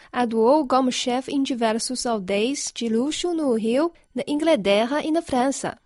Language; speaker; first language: Portuguese; non-native, fluent; Chinese